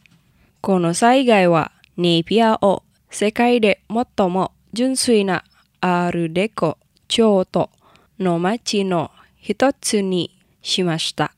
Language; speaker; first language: Japanese; non-native, fluent; Indonesian